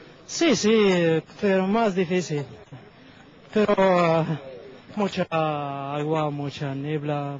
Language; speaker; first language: Spanish; non-native, learner; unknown